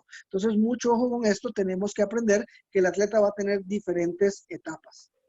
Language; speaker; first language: Spanish; native; Spanish